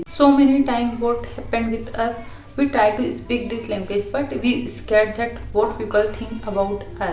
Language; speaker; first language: English; non-native, learner; Hindi